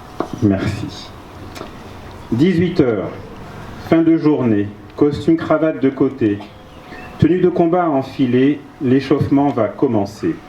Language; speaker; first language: French; native; French